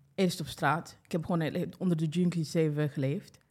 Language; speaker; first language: Dutch; early bilingual, other home language; Kinyarwanda